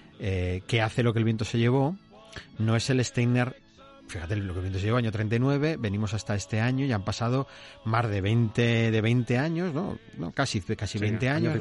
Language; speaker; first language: Spanish; native; Spanish